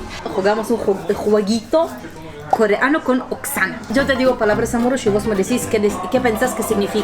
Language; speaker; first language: Spanish; non-native, fluent; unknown